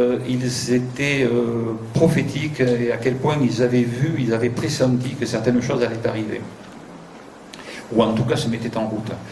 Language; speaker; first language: French; native; French